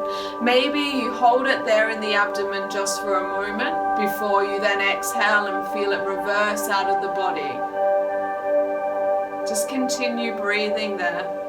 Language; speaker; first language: English; native; English